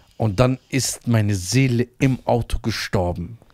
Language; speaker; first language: German; native; German